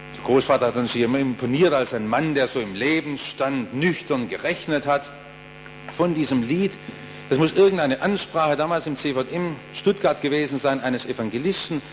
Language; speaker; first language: German; native; German